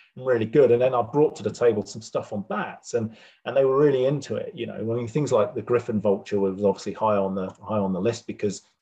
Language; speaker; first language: English; native; English